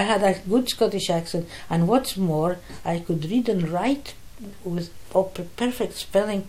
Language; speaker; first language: English; non-native, fluent; Polish